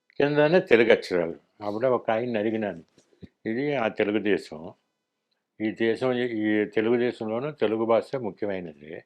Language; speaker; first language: Telugu; early bilingual, heritage; Telugu